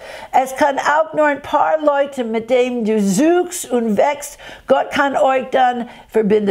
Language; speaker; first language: German; non-native, fluent; English